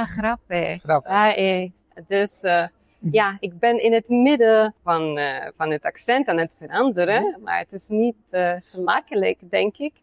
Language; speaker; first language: Dutch; non-native, fluent; Polish